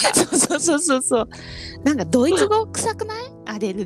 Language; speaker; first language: Japanese; native; Japanese